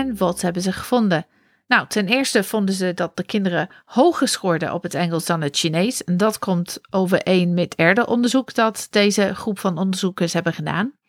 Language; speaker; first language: Dutch; non-native, fluent; English